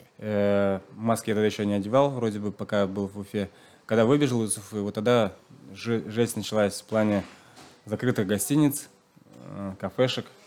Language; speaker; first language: Russian; non-native, local second language; Chuvash